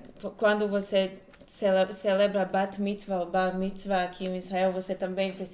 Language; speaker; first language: Portuguese; non-native, fluent; Hebrew